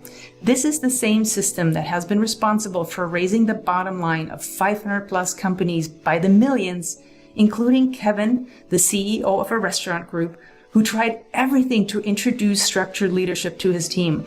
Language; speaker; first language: English; native; English